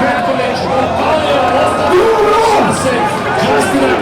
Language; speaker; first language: Bosnian; native; Bosnian